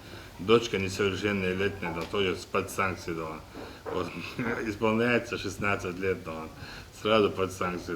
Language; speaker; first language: Russian; non-native, local second language; Chechen